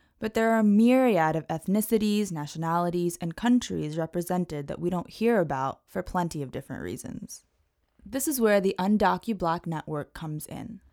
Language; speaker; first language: English; native; English